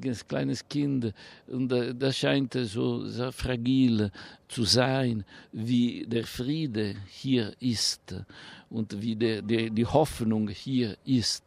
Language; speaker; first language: German; non-native, fluent; Italian